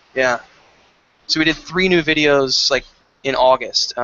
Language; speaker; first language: English; native; English